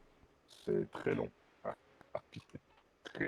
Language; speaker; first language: French; native; French